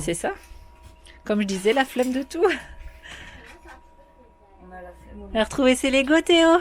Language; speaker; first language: French; native; French